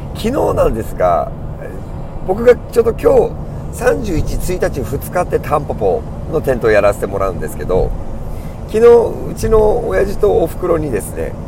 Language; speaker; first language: Japanese; native; Japanese